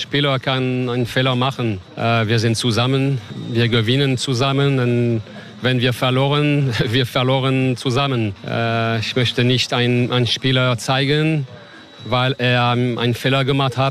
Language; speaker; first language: German; non-native, learner; French